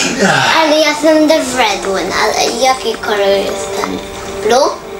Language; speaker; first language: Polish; early bilingual, heritage; Polish